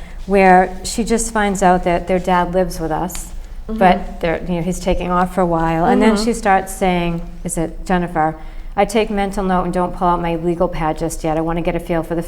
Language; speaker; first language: English; native; English